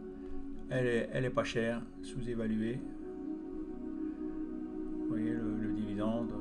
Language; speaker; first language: French; native; French